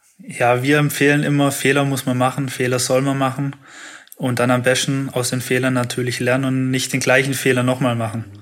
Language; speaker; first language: German; native; German